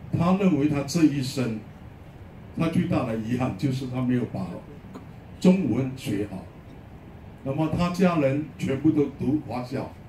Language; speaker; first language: Chinese; native; Chinese